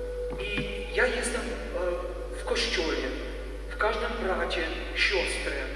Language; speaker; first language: Polish; non-native, learner; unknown